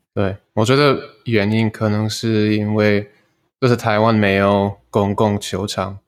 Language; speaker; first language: Chinese; non-native, fluent; German